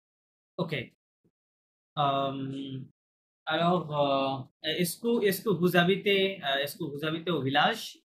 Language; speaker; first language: French; non-native, fluent; Bangla